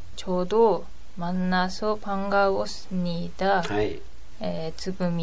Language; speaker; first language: Korean; non-native, learner; Japanese